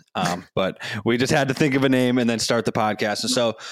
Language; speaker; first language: English; native; English